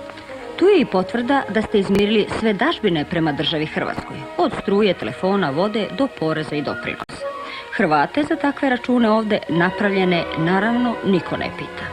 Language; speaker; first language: Bosnian; native; Bosnian